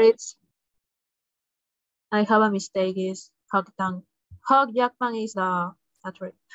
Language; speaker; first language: English; non-native, learner; Spanish